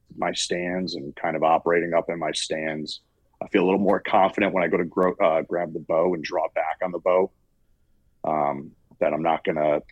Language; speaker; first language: English; native; English